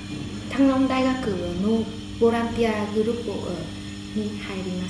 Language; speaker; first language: Japanese; non-native, learner; Vietnamese